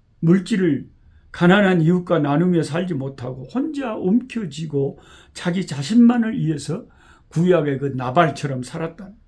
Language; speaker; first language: Korean; native; Korean